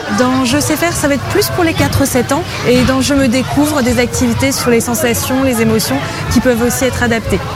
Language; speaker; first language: French; native; French